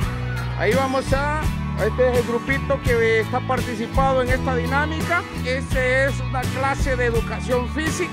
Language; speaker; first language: Spanish; native; Spanish